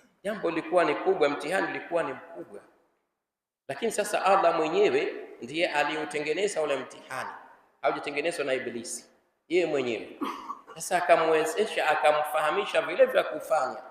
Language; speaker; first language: Swahili; native; Swahili